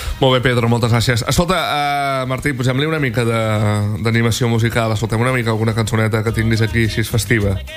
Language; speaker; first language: Catalan; native; Catalan